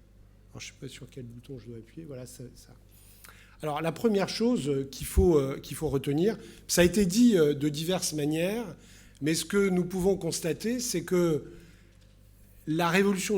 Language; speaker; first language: French; native; French